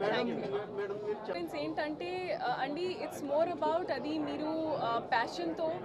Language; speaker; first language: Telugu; non-native, fluent; Hindi